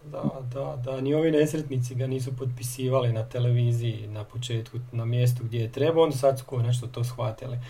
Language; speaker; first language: Croatian; native; Croatian